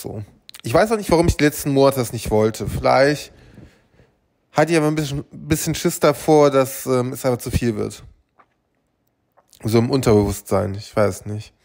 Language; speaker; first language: German; native; German